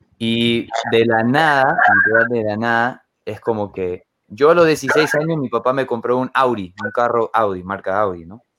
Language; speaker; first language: Spanish; non-native, fluent; English